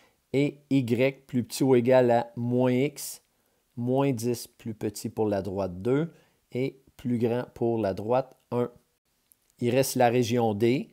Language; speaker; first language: French; native; French